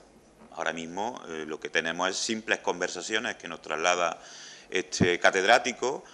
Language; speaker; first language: Spanish; native; Spanish